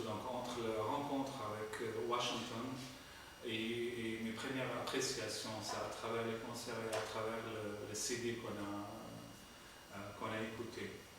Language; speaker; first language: French; non-native, fluent; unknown